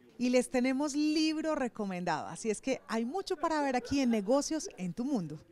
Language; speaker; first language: Spanish; native; Spanish